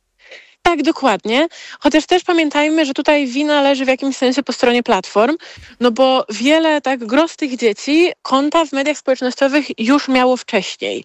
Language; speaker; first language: Polish; native; Polish